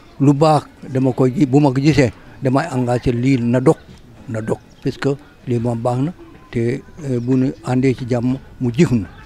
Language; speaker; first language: Wolof; native; Wolof